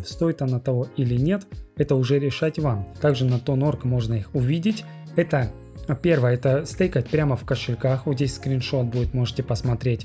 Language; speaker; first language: Russian; native; Russian